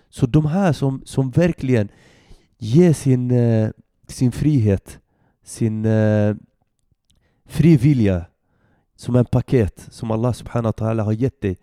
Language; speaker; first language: Swedish; early bilingual, other home language; Arabic